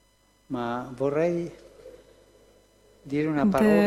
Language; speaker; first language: Italian; non-native, fluent; Spanish